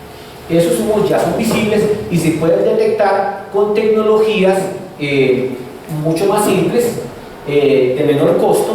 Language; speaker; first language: Spanish; native; Spanish